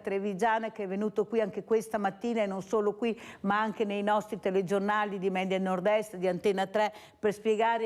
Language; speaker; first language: Italian; native; Italian